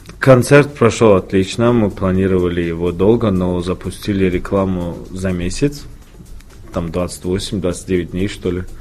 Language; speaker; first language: Russian; non-native, local second language; Tajik